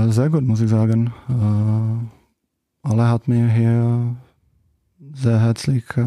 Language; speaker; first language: German; non-native, learner; Czech